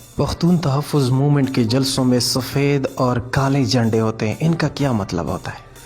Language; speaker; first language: Urdu; non-native, local second language; Pashto